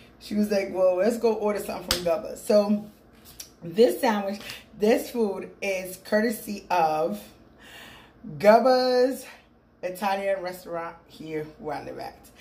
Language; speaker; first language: English; native; English